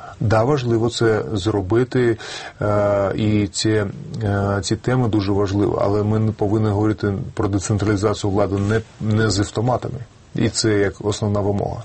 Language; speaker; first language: Ukrainian; non-native, local second language; Russian